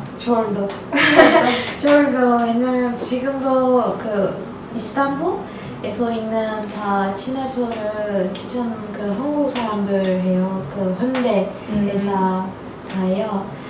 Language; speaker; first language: Korean; non-native, learner; Turkish